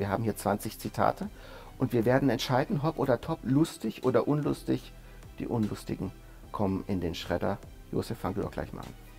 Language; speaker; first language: German; native; German